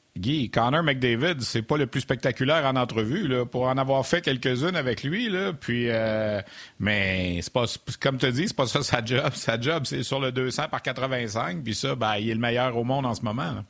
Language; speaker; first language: French; native; French